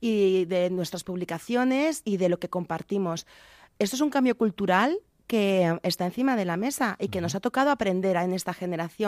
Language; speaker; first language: Spanish; native; Spanish